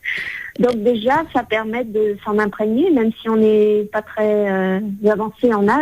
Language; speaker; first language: French; native; French